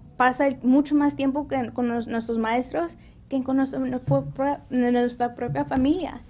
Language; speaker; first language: Spanish; early bilingual, heritage; Spanish